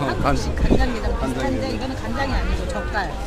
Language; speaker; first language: Korean; native; Korean